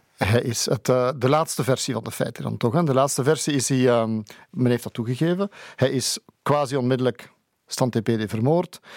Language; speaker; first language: Dutch; native; Dutch